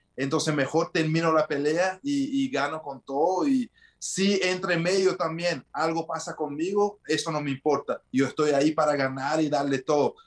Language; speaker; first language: Spanish; early bilingual, heritage; Spanish